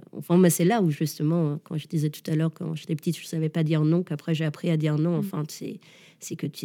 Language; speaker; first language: French; early bilingual, other home language; Danish